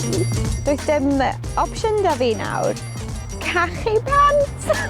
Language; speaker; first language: Welsh; non-native, local second language; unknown